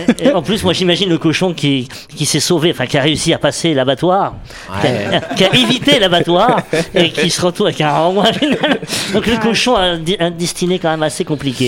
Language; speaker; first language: French; native; French